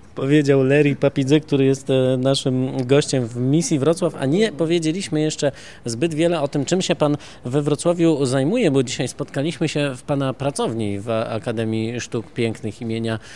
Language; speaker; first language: Polish; native; Polish